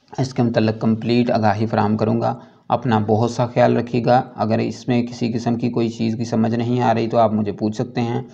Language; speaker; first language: Urdu; non-native, local second language; Punjabi